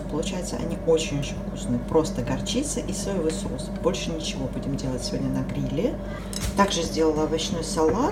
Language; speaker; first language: Russian; native; Russian